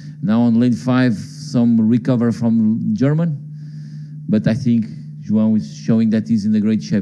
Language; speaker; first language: English; non-native, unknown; Portuguese